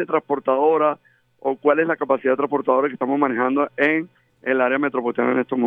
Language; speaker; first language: Spanish; native; Spanish